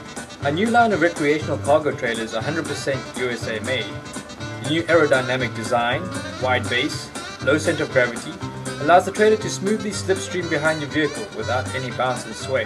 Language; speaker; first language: English; native; English